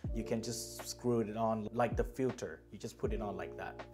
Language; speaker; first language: English; non-native, fluent; Thai